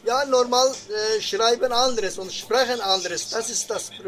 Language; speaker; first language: German; non-native, learner; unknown